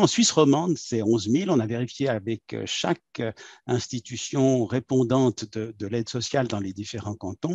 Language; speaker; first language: French; native; French